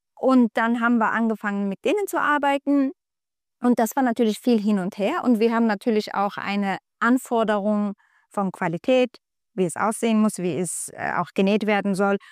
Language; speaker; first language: German; non-native, fluent; Turkish